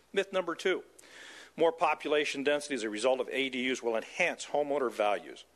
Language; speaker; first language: English; native; English